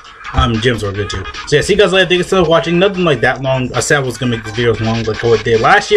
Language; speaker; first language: English; native; English